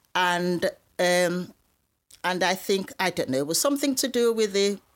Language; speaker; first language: English; non-native, local second language; Krio